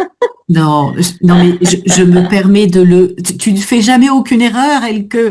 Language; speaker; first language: French; native; French